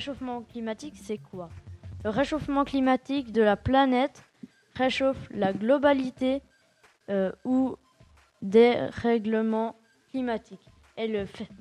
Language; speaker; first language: French; native; French